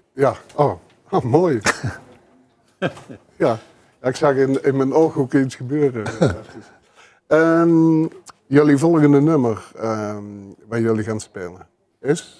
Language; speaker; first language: Dutch; native; Dutch